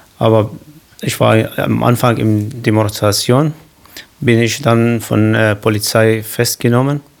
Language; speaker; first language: German; non-native, learner; Kurdish